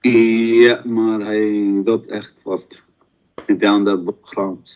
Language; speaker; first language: Dutch; non-native, learner; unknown